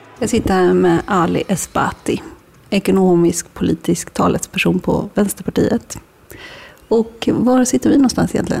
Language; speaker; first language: Swedish; native; Swedish